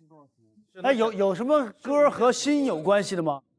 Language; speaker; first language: Chinese; native; Chinese